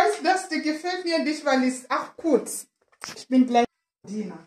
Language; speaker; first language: German; non-native, learner; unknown